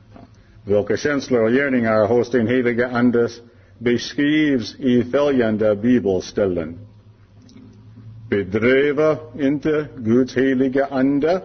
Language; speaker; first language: Swedish; non-native, learner; English